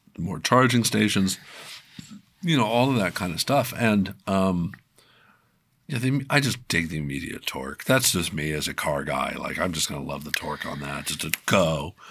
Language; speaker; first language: English; native; English